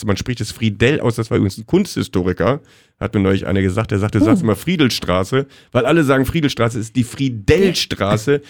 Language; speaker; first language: German; native; German